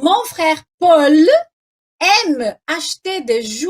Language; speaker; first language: French; non-native, fluent; Portuguese